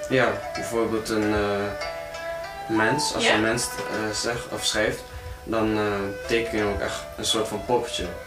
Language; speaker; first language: Dutch; early bilingual, other home language; Cantonese